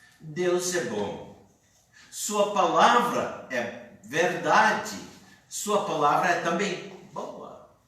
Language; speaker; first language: Portuguese; non-native, fluent; English